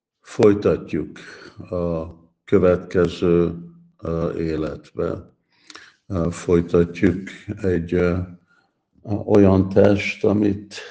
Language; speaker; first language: Hungarian; early bilingual, heritage; Hungarian